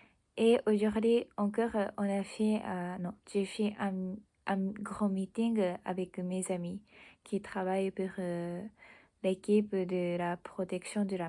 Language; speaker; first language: French; non-native, learner; Japanese